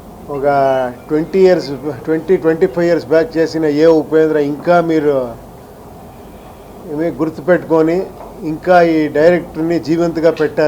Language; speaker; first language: Telugu; non-native, fluent; Kannada